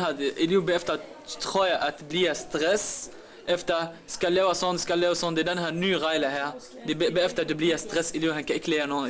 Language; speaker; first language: Danish; non-native, learner; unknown